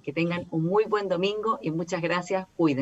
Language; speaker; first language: Spanish; native; Spanish